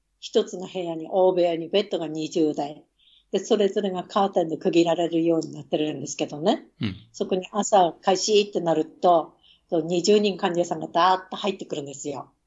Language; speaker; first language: Japanese; native; Japanese